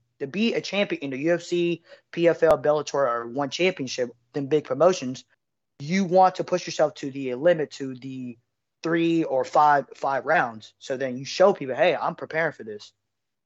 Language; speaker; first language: English; native; English